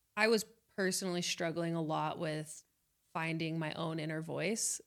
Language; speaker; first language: English; native; English